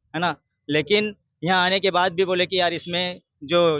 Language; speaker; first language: Hindi; native; Hindi